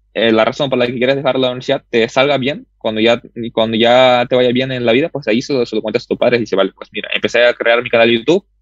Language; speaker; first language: Spanish; early bilingual, other home language; Russian